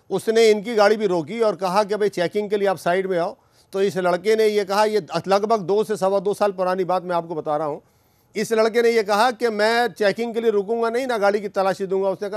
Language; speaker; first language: Hindi; native; Hindi